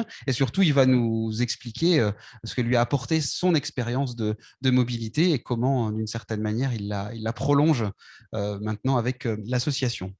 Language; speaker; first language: French; native; French